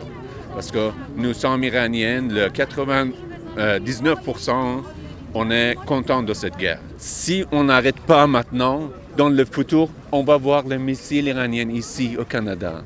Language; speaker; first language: French; non-native, learner; Persian